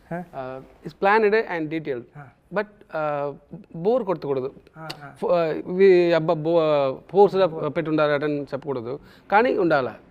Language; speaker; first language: Telugu; non-native, learner; Tamil